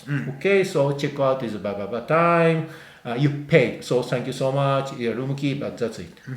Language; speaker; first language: English; non-native, learner; Japanese